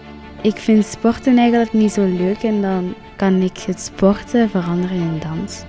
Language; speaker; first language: Dutch; early bilingual, other home language; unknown